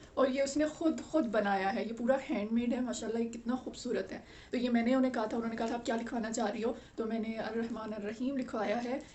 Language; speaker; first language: Urdu; native; Urdu